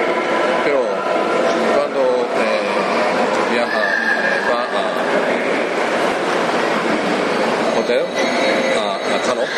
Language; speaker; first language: Spanish; non-native, learner; Japanese